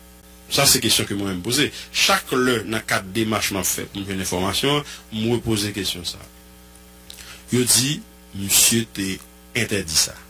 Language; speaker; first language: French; non-native, local second language; Haitian Creole